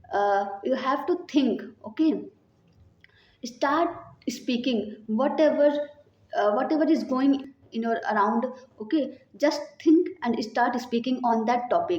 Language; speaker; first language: English; non-native, learner; Hindi